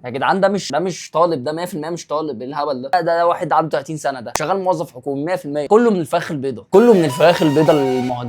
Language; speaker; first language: Arabic; native; Arabic